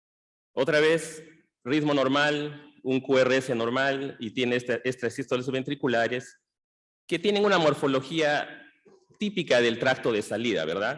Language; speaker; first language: Spanish; native; Spanish